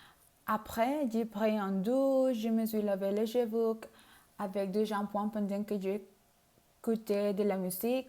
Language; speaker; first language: French; non-native, learner; Spanish